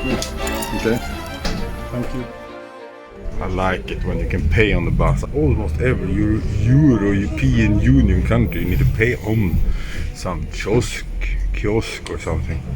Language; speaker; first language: English; non-native, fluent; Swedish